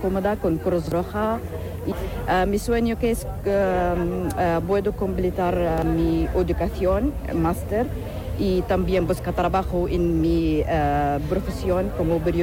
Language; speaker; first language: Spanish; non-native, learner; Arabic